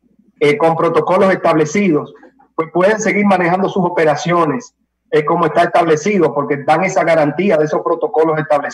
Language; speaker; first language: Spanish; native; Spanish